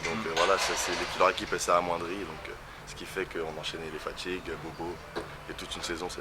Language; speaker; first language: French; native; French